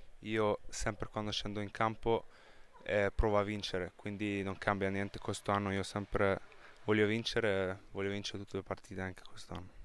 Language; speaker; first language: Italian; non-native, learner; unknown